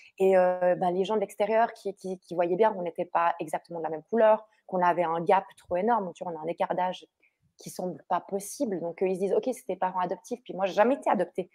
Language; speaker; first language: French; early bilingual, other home language; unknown